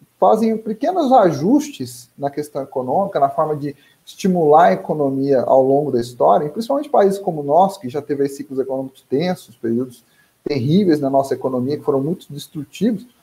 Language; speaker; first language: Portuguese; native; Portuguese